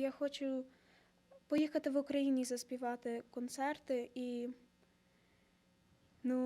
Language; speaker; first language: Ukrainian; early bilingual, heritage; Ukrainian